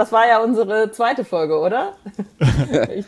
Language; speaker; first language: German; native; German